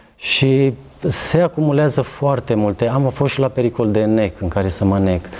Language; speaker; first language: Romanian; native; Romanian